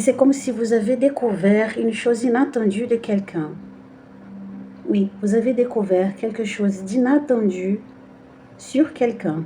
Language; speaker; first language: French; non-native, fluent; Portuguese